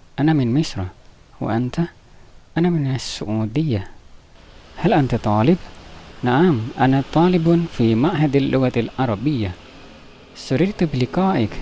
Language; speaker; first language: Arabic; non-native, learner; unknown